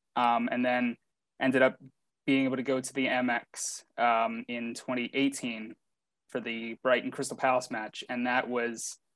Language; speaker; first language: English; native; English